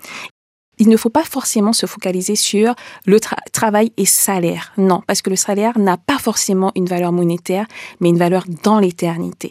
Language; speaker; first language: French; native; French